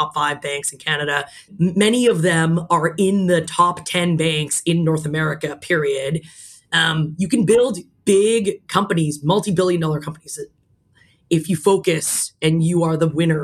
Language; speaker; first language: English; native; English